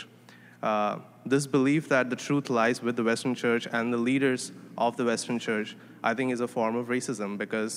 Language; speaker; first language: English; non-native, local second language; Tamil